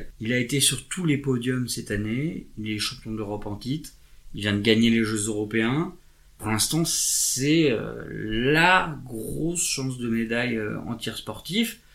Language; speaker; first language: French; native; French